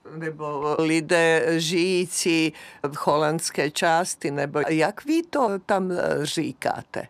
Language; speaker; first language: Czech; non-native, fluent; Serbian